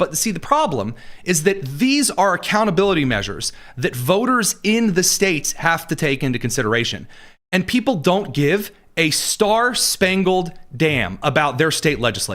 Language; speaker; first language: English; native; English